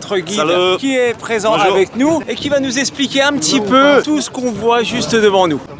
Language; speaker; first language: French; native; French